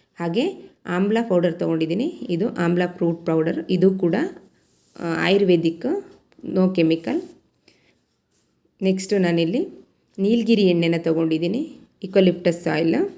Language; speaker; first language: Kannada; native; Kannada